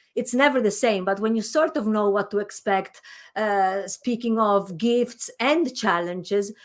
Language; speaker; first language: English; non-native, fluent; Italian